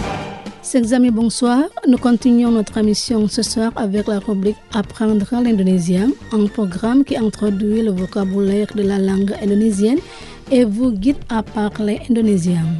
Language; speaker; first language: French; non-native, fluent; Indonesian